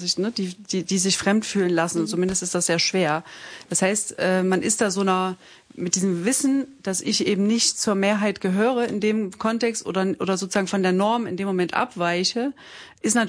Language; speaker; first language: German; native; German